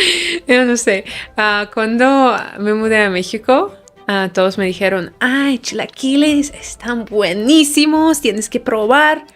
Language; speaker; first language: Spanish; non-native, fluent; Ukrainian